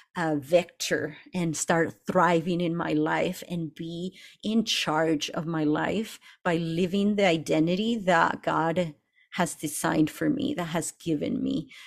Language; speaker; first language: English; early bilingual, other home language; Spanish